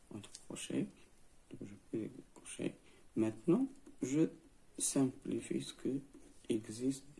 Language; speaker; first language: French; non-native, local second language; Arabic